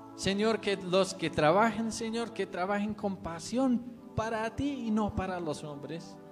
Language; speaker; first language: Spanish; non-native, fluent; English